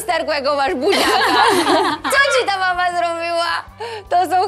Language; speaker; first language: Polish; native; Polish